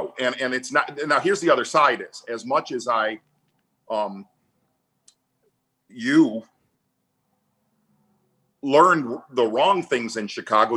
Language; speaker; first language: English; native; English